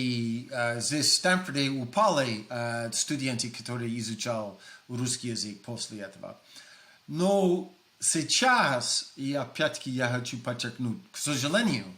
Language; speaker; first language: Russian; non-native, fluent; English